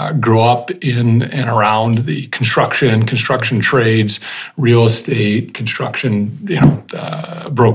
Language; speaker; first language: English; native; English